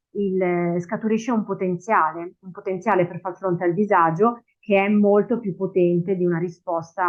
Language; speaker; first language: Italian; native; Italian